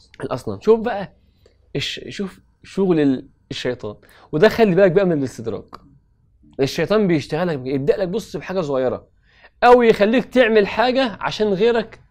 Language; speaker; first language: Arabic; native; Arabic